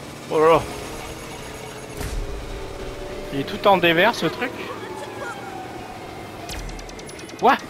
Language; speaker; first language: French; native; French